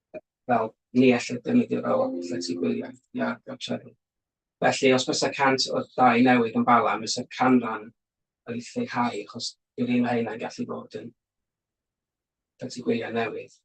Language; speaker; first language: Welsh; native; Welsh